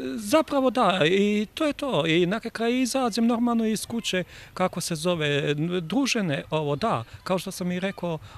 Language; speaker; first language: Serbian; native; Serbian